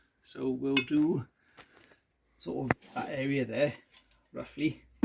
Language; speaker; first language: English; native; English